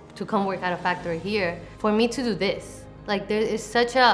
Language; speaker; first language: English; early bilingual, other home language; Spanish